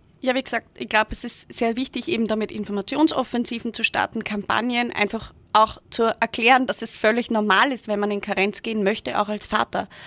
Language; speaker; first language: German; native; German